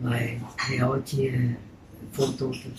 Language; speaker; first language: Chinese; non-native, fluent; Czech